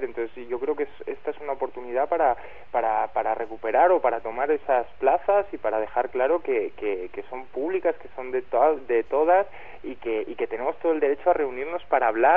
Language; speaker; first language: Spanish; native; Spanish